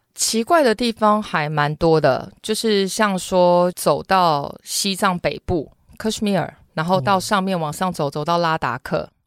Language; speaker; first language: Chinese; native; Chinese